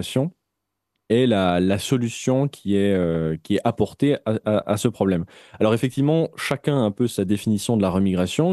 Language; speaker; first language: French; native; French